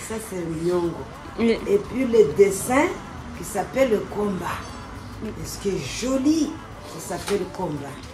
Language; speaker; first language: French; non-native, local second language; Comorian